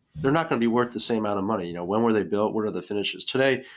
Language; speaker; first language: English; native; English